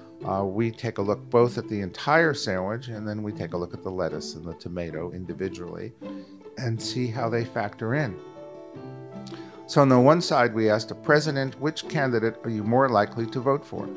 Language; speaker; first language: English; native; English